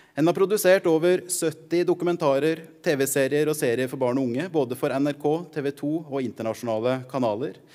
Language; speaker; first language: Norwegian; native; Norwegian